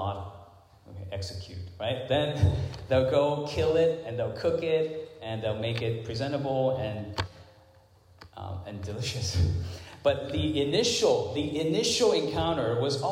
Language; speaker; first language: English; non-native, local second language; Cantonese